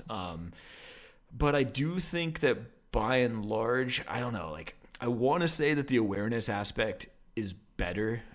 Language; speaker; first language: English; native; English